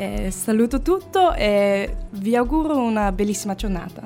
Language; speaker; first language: Italian; non-native, fluent; German